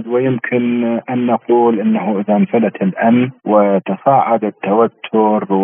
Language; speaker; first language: Arabic; native; Arabic